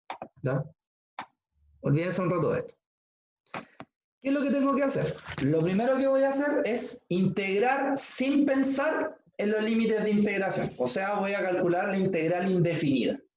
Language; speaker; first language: Spanish; native; Spanish